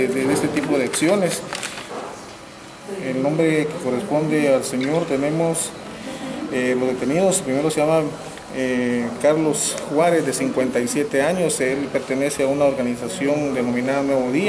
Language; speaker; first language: Spanish; native; Spanish